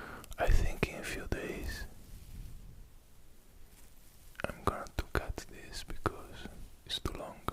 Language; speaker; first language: English; non-native, fluent; Italian